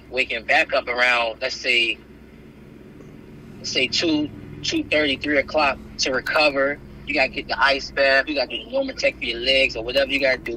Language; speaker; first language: English; native; English